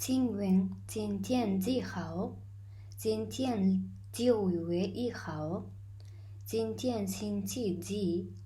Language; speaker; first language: Chinese; non-native, fluent; Mongolian